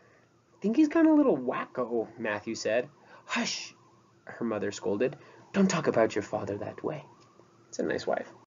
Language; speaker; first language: English; native; English